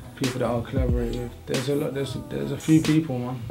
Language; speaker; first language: English; native; English